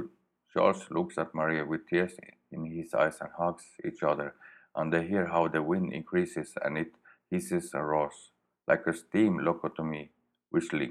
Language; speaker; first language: English; non-native, learner; Swedish